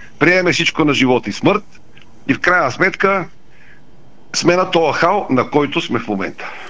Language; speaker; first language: Bulgarian; native; Bulgarian